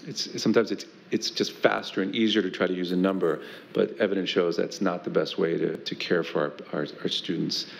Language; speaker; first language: English; early bilingual, other home language; Spanish